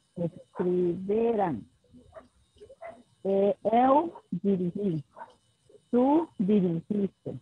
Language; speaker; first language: Portuguese; non-native, learner; Spanish